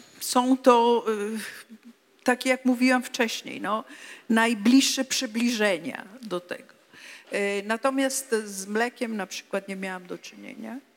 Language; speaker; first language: Polish; non-native, fluent; Italian